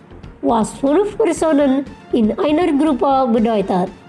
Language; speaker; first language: German; non-native, fluent; Indonesian